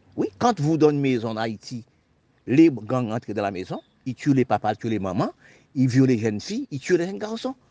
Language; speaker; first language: French; non-native, local second language; Haitian Creole